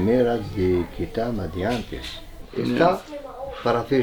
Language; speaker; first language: Spanish; non-native, learner; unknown